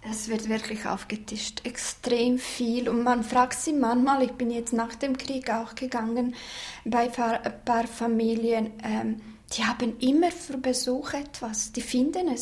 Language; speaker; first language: German; non-native, fluent; Bosnian